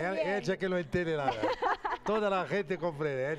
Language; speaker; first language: Spanish; non-native, local second language; Portuguese